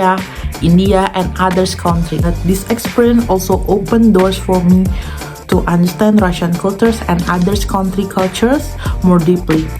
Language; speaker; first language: English; non-native, learner; Indonesian